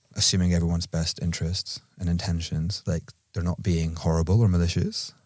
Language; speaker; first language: English; native; English